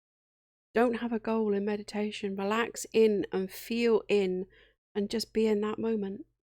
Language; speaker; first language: English; native; English